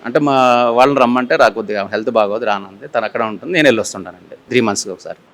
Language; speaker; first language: Telugu; native; Telugu